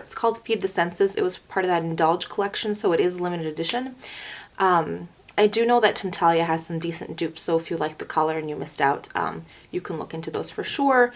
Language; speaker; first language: English; native; English